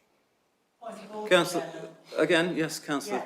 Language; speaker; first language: English; native; English